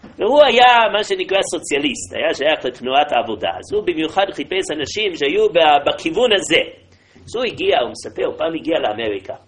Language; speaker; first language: Hebrew; native; Hebrew